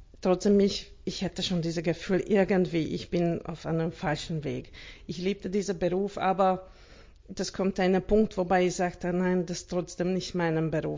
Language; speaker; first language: German; non-native, learner; Hungarian